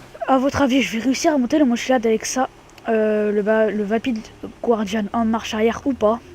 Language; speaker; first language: French; native; French